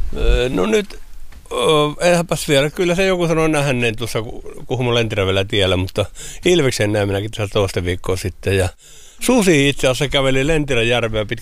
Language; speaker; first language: Finnish; native; Finnish